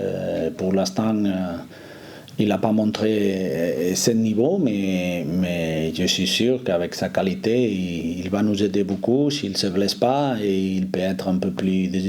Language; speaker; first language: French; non-native, fluent; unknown